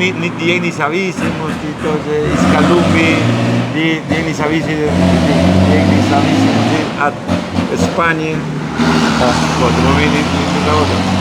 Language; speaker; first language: Russian; non-native, learner; Spanish